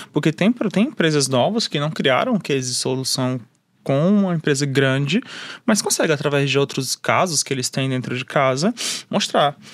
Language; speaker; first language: Portuguese; native; Portuguese